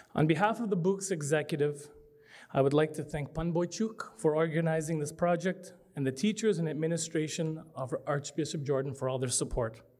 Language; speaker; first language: English; early bilingual, other home language; Ukrainian